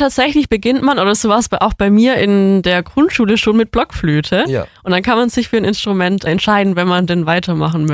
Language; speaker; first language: German; native; German